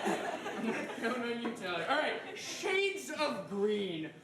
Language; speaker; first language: English; native; English